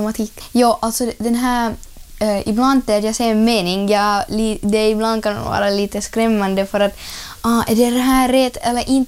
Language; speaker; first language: Swedish; non-native, learner; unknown